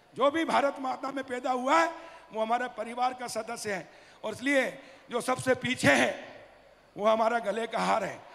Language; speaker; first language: Hindi; native; Hindi